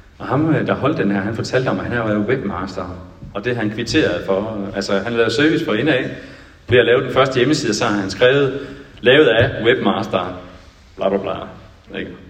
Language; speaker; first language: Danish; native; Danish